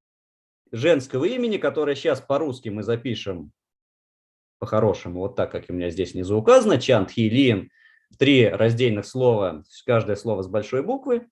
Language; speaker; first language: Russian; native; Russian